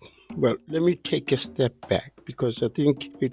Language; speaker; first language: English; non-native, local second language; Tswana